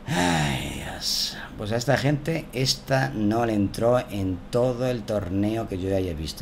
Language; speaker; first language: Spanish; native; Spanish